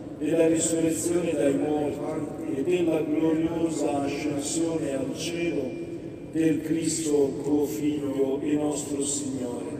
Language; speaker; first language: Italian; non-native, fluent; Igbo